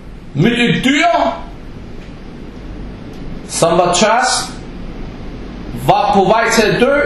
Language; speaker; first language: Danish; non-native, local second language; Arabic